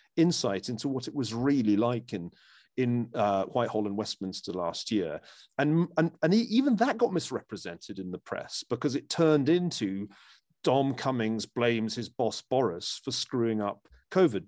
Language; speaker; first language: English; native; English